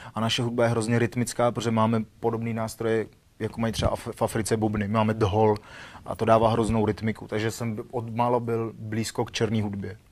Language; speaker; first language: Czech; early bilingual, other home language; Armenian